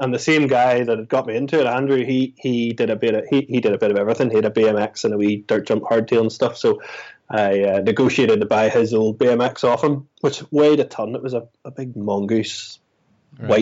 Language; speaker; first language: English; native; English